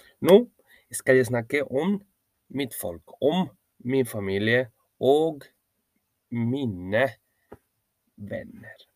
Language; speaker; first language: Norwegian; non-native, learner; Spanish